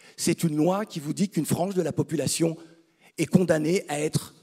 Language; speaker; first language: French; native; French